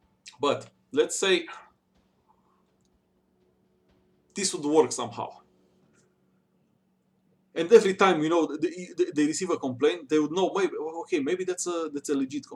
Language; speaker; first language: English; non-native, fluent; Romanian